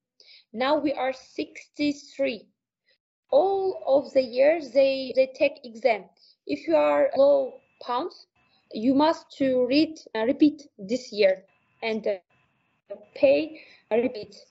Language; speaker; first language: English; non-native, learner; Uzbek